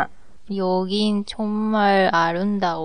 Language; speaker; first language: Korean; non-native, learner; Japanese